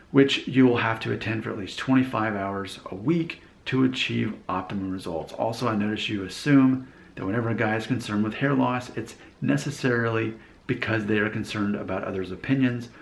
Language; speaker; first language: English; native; English